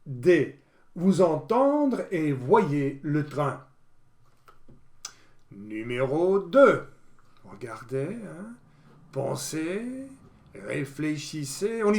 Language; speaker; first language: French; non-native, fluent; English